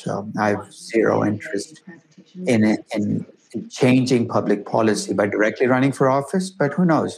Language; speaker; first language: English; non-native, local second language; Tamil